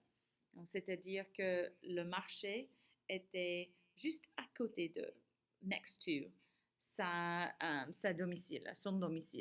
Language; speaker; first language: French; non-native, fluent; English